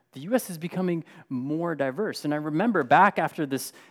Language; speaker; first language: English; native; English